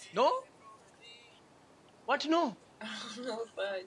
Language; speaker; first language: English; non-native, learner; Punjabi